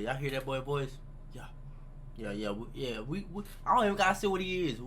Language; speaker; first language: English; native; English